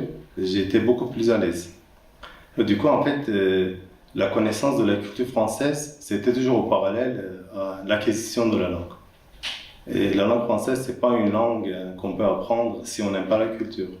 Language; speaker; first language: French; non-native, fluent; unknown